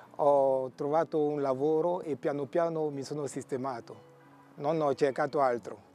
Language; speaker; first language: Italian; non-native, fluent; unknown